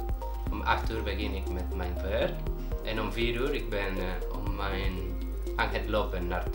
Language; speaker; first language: Dutch; non-native, learner; Spanish